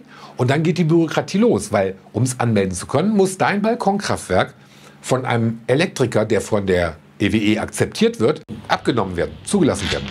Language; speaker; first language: German; native; German